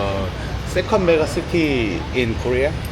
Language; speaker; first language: English; non-native, learner; Korean